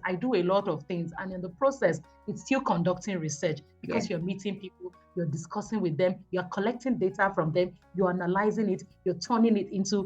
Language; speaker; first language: English; non-native, local second language; Yoruba